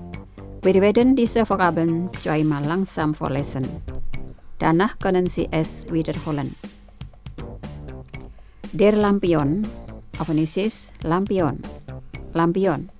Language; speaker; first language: German; non-native, fluent; Indonesian